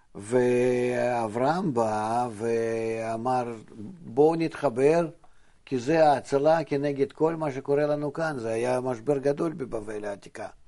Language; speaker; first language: Hebrew; non-native, fluent; Russian